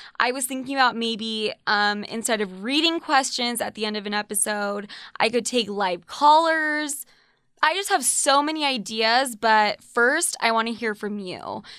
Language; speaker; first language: English; native; English